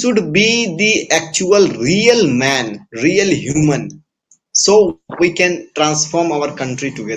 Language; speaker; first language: English; non-native, fluent; Hindi